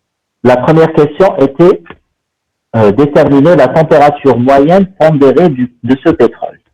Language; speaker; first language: French; non-native, local second language; Arabic